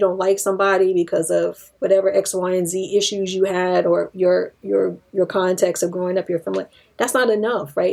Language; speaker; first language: English; native; English